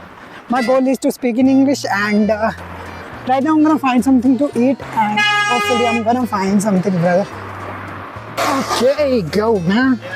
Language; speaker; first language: English; non-native, learner; Hindi